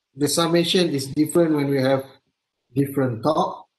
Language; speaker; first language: English; non-native, local second language; Malay